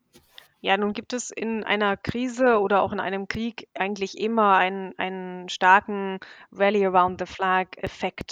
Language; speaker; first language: German; native; German